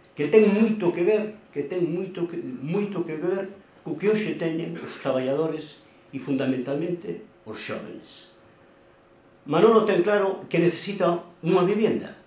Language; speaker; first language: Galician; non-native, local second language; Spanish